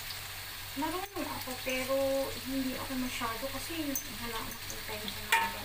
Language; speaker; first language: Filipino; non-native, local second language; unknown